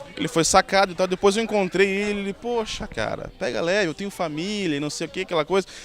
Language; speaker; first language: Portuguese; native; Portuguese